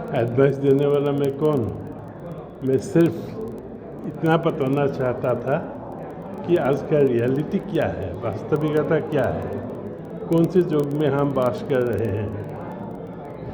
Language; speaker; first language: Hindi; non-native, local second language; Assamese